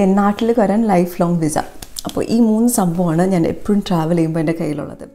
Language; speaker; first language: Malayalam; early bilingual, heritage; Malayalam